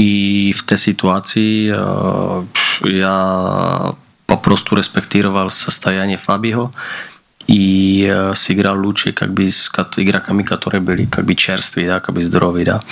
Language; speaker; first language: Russian; non-native, learner; Slovak